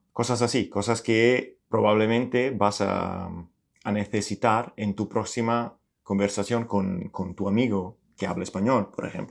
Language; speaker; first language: Spanish; non-native, fluent; Italian